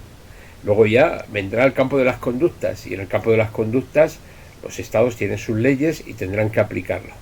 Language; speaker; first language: Spanish; native; Spanish